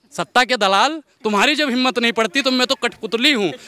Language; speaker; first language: Hindi; native; Hindi